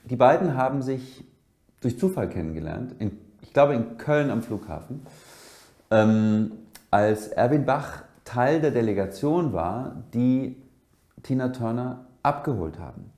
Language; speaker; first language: German; native; German